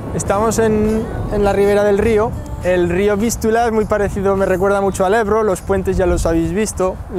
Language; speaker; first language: Spanish; native; Spanish